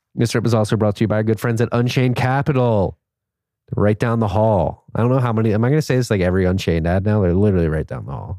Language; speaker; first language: English; native; English